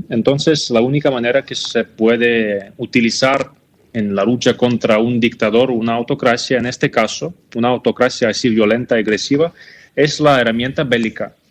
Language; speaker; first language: Spanish; non-native, fluent; Ukrainian